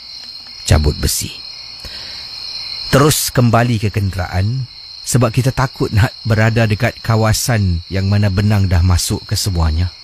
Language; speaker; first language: Malay; native; Malay